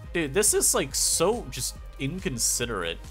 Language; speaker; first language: English; native; English